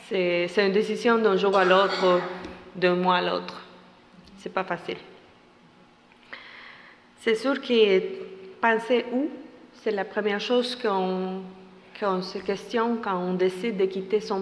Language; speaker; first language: French; non-native, fluent; Spanish